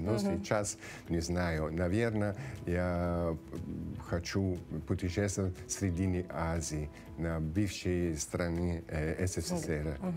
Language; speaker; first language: Russian; non-native, fluent; Italian